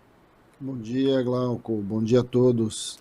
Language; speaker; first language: Portuguese; native; Portuguese